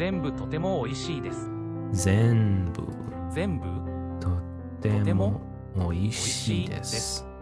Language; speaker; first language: Japanese; non-native, learner; English